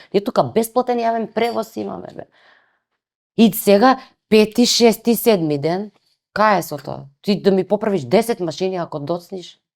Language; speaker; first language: Macedonian; native; Macedonian